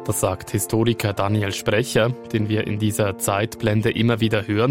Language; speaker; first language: German; native; German